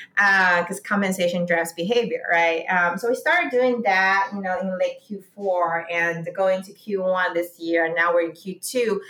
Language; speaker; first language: English; non-native, fluent; Chinese